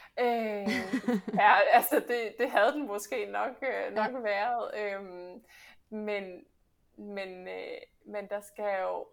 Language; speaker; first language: Danish; early bilingual, heritage; Danish